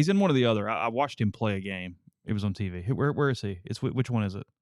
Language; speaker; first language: English; native; English